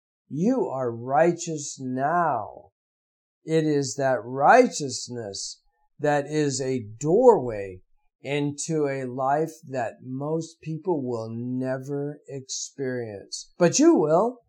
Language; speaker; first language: English; native; English